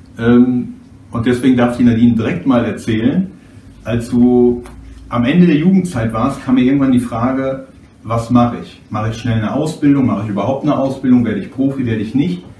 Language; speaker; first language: German; native; German